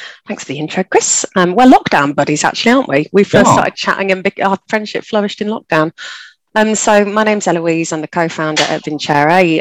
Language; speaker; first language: English; native; English